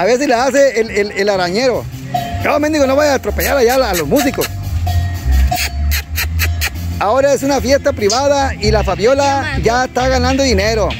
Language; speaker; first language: Spanish; native; Spanish